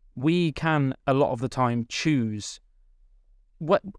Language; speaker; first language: English; native; English